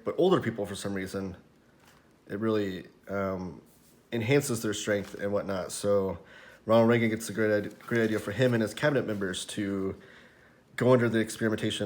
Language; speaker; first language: English; native; English